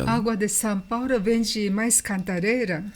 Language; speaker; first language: Portuguese; non-native, learner; Japanese